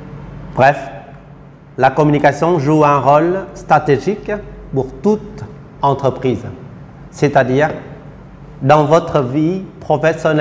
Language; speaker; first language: French; non-native, fluent; Vietnamese